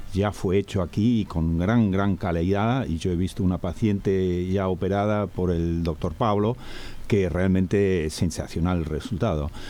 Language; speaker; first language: Spanish; non-native, fluent; Dutch